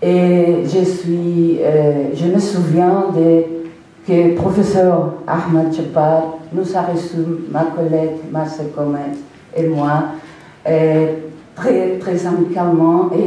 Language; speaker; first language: French; non-native, fluent; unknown